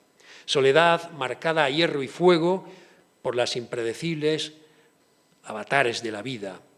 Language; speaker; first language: Spanish; native; Spanish